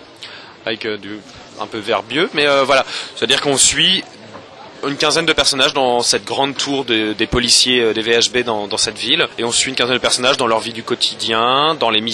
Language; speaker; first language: French; native; French